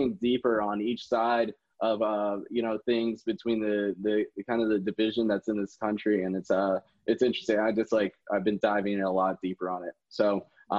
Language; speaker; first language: English; native; English